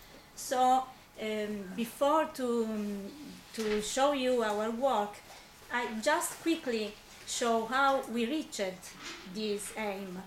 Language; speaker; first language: English; non-native, fluent; Italian